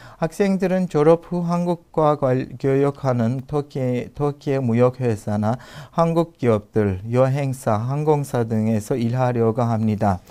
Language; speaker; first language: Korean; non-native, fluent; Turkish